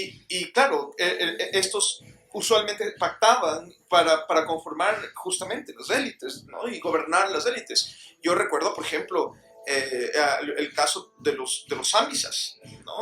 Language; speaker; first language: Spanish; native; Spanish